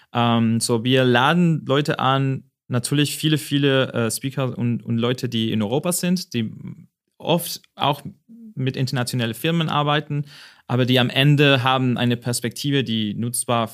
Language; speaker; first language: German; non-native, fluent; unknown